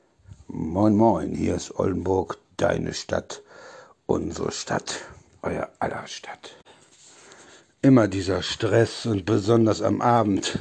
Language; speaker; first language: German; native; German